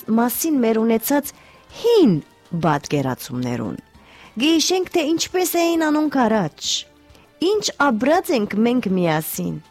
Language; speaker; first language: Armenian; early bilingual, heritage; Armenian